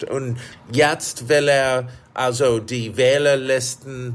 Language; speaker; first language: German; non-native, fluent; English